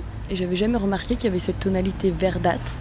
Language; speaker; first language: French; native; French